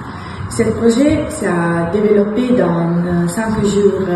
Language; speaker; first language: French; non-native, learner; Italian